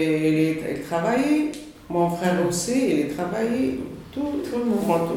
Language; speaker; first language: French; non-native, learner; Arabic